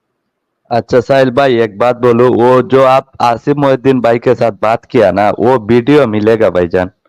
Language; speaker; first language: Hindi; non-native, learner; Bangla